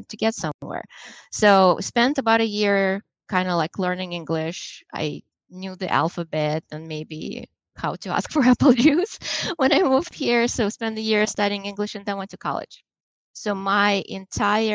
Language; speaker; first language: English; non-native, fluent; Russian